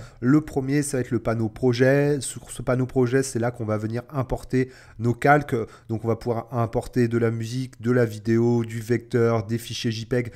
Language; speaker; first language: French; native; French